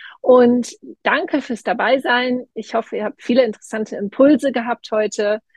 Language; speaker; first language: German; native; German